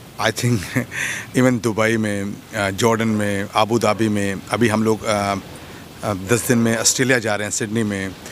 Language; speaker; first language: Hindi; native; Hindi